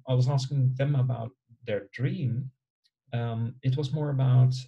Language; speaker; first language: English; non-native, fluent; Dutch